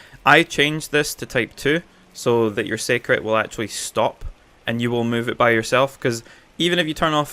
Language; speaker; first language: English; native; English